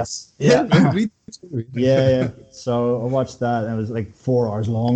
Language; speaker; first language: English; native; English